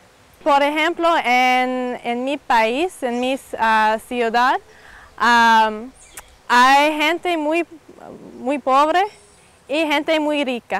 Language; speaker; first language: Spanish; non-native, learner; English